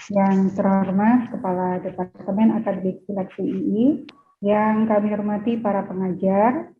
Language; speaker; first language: Indonesian; native; Indonesian